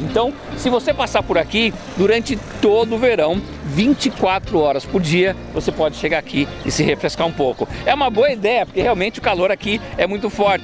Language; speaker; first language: Portuguese; native; Portuguese